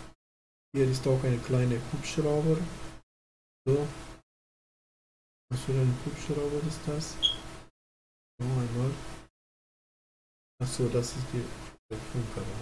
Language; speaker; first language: German; non-native, learner; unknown